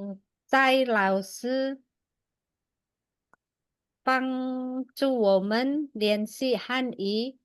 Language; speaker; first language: Chinese; non-native, learner; Indonesian